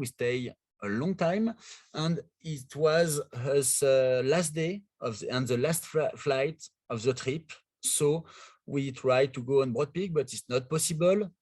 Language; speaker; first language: English; non-native, learner; French